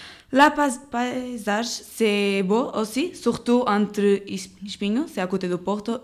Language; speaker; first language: French; non-native, learner; Portuguese